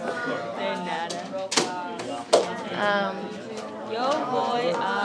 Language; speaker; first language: Spanish; non-native, learner; English